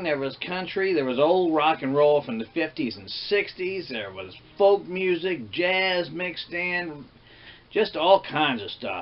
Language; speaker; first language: English; native; English